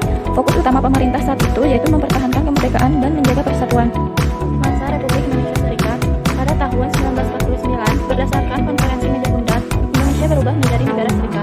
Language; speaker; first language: Indonesian; native; Indonesian